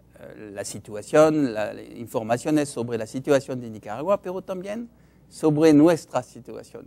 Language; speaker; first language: Spanish; non-native, fluent; French